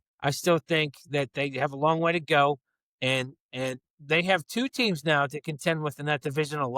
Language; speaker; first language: English; native; English